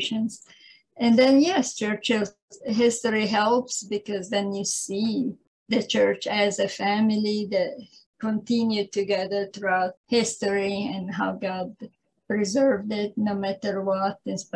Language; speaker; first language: English; non-native, fluent; Italian